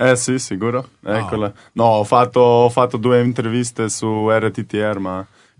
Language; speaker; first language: Italian; non-native, learner; Slovenian